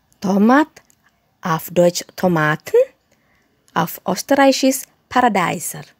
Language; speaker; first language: German; non-native, fluent; Indonesian